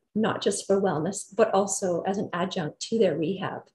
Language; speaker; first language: English; native; English